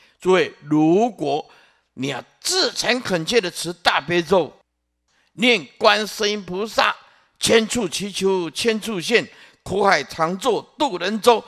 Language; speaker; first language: Chinese; non-native, local second language; Min Nan Chinese